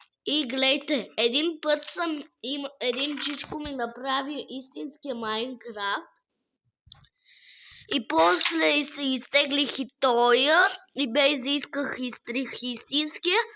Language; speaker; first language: Bulgarian; native; Bulgarian